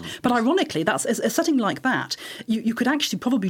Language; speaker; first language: English; native; English